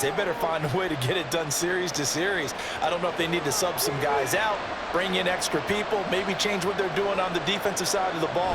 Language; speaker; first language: English; native; English